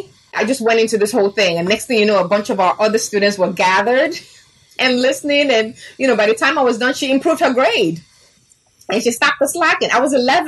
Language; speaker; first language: English; non-native, local second language; Yoruba